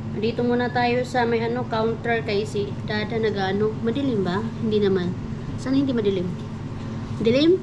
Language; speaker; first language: Filipino; non-native, local second language; Cebuano